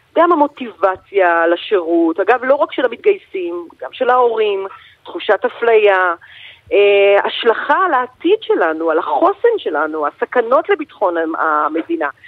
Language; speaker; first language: Hebrew; native; Hebrew